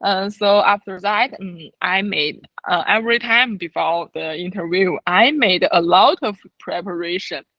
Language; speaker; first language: English; non-native, fluent; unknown